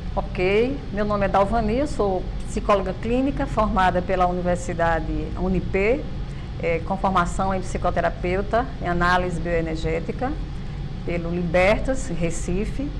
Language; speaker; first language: Portuguese; native; Portuguese